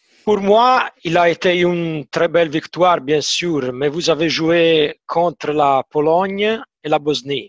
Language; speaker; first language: French; non-native, fluent; Italian